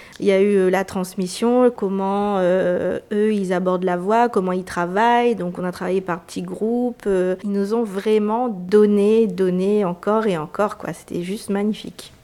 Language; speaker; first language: French; native; French